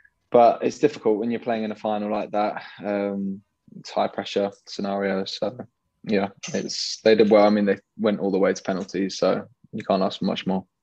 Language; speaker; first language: English; native; English